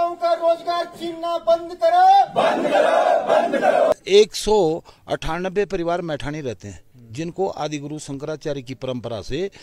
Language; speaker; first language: Hindi; native; Hindi